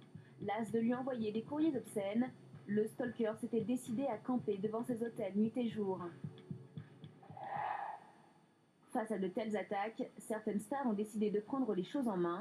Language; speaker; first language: French; native; French